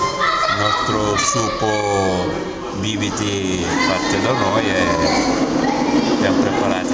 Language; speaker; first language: Italian; non-native, fluent; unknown